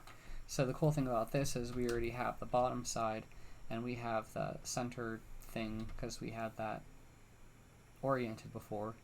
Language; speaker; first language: English; native; English